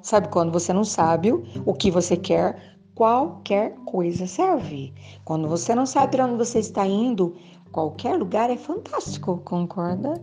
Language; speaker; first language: Portuguese; native; Portuguese